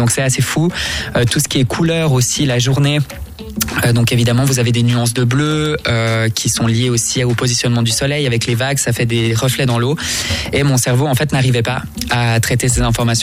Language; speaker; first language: French; native; French